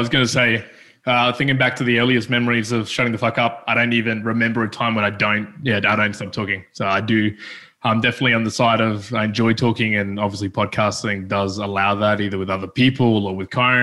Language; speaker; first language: English; early bilingual, other home language; Spanish